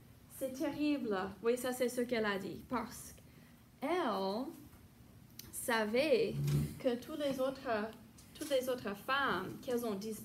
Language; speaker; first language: French; non-native, fluent; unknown